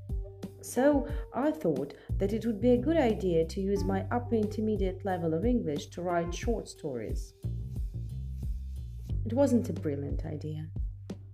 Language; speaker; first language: English; non-native, fluent; Russian